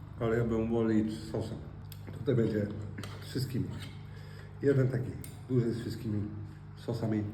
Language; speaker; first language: Polish; non-native, learner; Icelandic